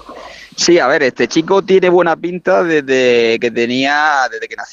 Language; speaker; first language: Spanish; native; Spanish